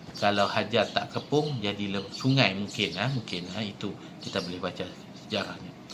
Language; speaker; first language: Malay; native; Malay